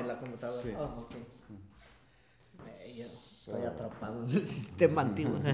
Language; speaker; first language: Spanish; non-native, local second language; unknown